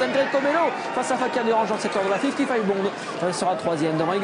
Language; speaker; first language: French; native; French